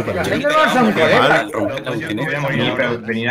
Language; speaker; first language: Spanish; native; Spanish